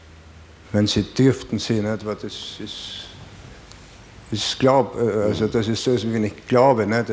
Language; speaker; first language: German; native; German